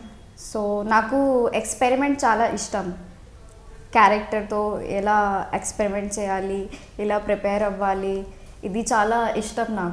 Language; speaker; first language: Telugu; non-native, learner; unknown